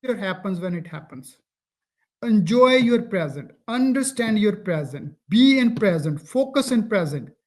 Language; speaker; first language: English; non-native, local second language; Punjabi